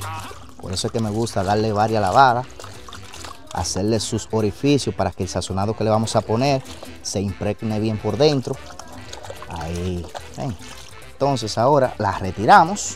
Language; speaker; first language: Spanish; native; Spanish